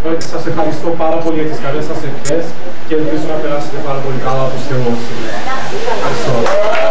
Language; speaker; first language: Greek; early bilingual, other home language; English